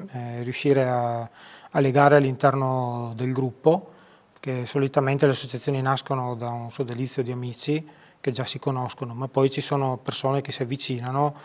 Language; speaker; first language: Italian; native; Italian